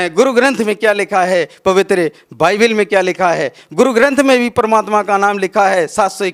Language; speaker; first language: Hindi; native; Hindi